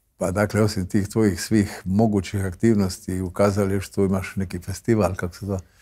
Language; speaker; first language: Croatian; native; Croatian